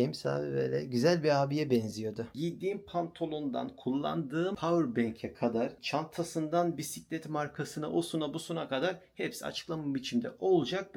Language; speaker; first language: Turkish; native; Turkish